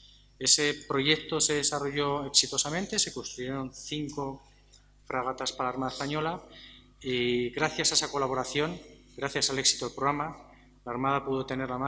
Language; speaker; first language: Spanish; native; Spanish